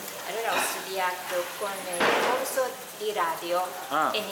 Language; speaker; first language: Italian; non-native, fluent; Japanese